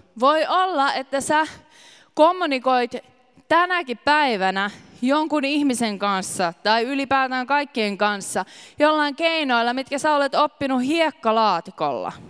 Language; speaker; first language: Finnish; native; Finnish